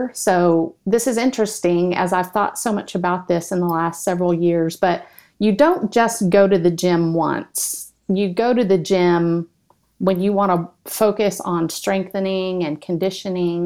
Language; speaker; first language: English; native; English